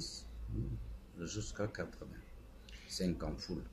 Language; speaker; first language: French; non-native, fluent; Armenian